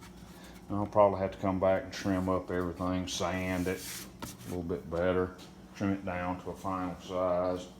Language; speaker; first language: English; native; English